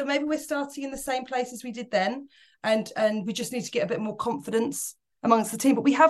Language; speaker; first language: English; native; English